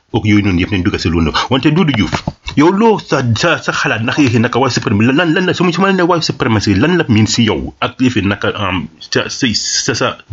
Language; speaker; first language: Wolof; non-native, local second language; Serer